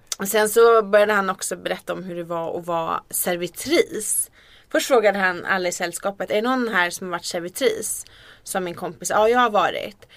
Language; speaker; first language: Swedish; native; Swedish